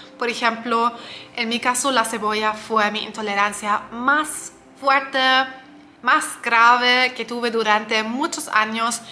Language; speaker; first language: Spanish; non-native, fluent; German